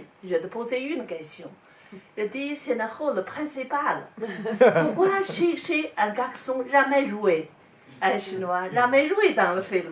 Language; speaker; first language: French; non-native, learner; Chinese